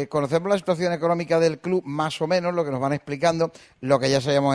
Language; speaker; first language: Spanish; native; Spanish